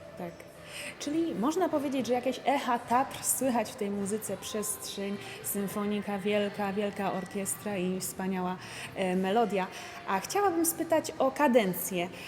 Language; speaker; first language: Polish; native; Polish